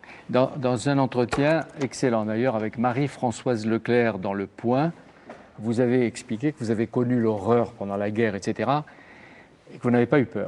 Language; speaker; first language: French; native; French